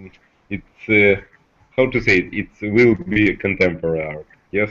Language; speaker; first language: English; non-native, learner; Russian